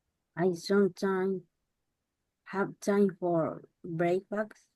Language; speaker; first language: English; non-native, learner; Spanish